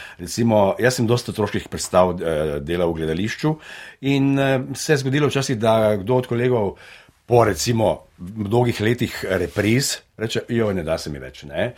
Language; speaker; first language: Slovenian; native; Slovenian